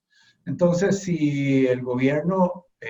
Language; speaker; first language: Spanish; native; Spanish